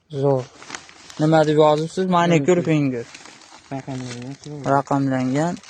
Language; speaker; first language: Uzbek; native; Uzbek